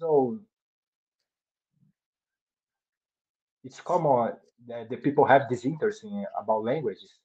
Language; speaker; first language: English; non-native, learner; Portuguese